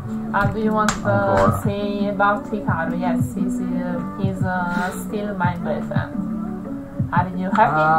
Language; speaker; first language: English; non-native, learner; Italian